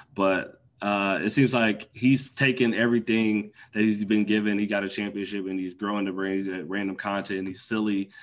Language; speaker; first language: English; native; English